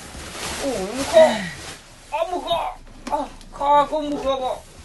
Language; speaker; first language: Korean; non-native, learner; Vietnamese